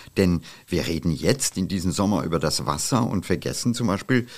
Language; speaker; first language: German; non-native, fluent; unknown